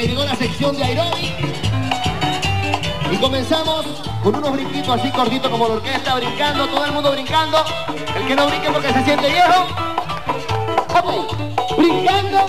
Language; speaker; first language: Spanish; native; Spanish